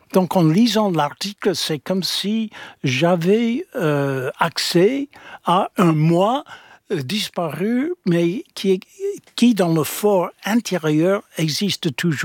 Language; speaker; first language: French; non-native, fluent; English